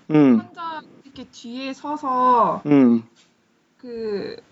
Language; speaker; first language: Korean; early bilingual, heritage; Korean